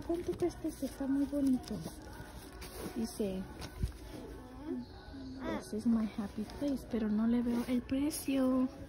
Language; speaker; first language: Spanish; early bilingual, heritage; Spanish